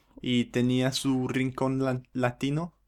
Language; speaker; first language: Spanish; non-native, fluent; English